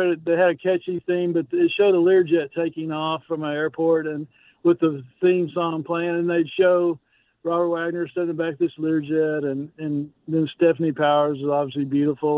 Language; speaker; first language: English; native; English